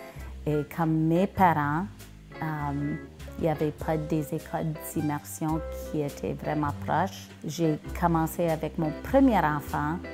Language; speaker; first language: French; non-native, local second language; English